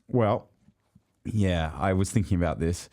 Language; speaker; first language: English; native; English